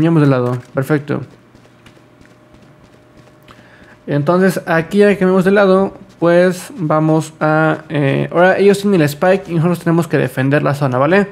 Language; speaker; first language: Spanish; native; Spanish